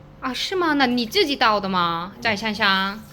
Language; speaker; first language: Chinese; non-native, fluent; Korean